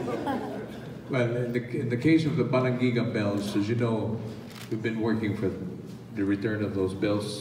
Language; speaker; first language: English; non-native, local second language; Filipino